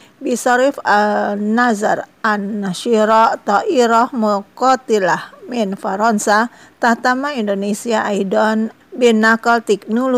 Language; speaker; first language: Arabic; non-native, fluent; Indonesian